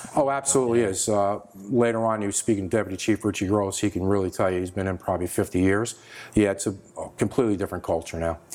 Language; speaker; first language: English; native; English